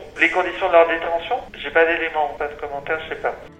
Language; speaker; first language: French; native; French